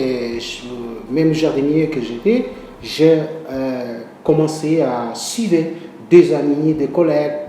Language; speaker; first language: French; non-native, learner; Portuguese